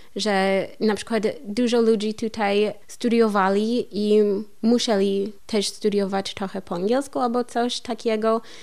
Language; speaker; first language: Polish; non-native, learner; English